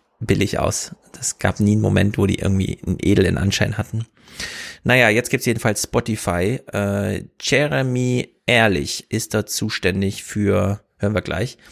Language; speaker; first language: German; native; German